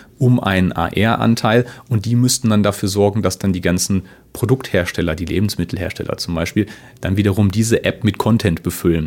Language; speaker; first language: German; native; German